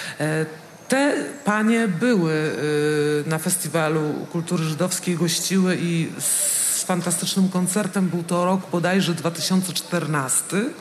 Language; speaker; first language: Polish; native; Polish